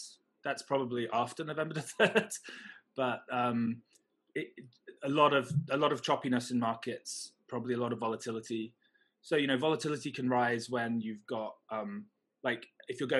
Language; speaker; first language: English; native; English